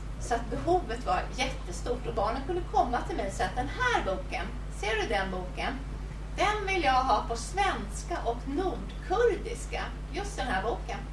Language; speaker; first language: Swedish; native; Swedish